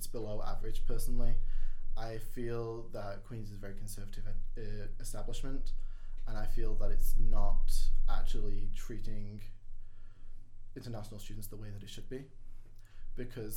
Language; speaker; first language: English; native; English